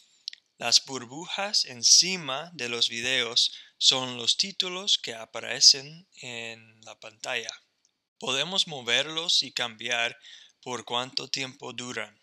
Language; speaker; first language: Spanish; non-native, fluent; English